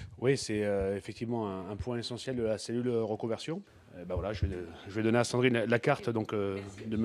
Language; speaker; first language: French; native; French